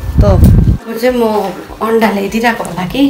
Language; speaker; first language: Hebrew; non-native, learner; Nepali